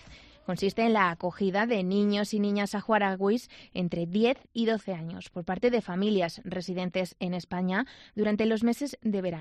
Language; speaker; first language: Spanish; native; Spanish